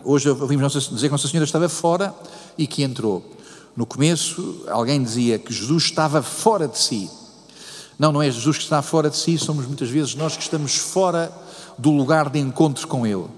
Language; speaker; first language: Portuguese; native; Portuguese